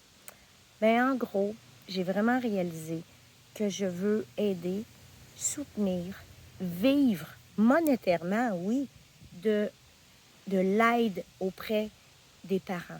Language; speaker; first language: French; native; French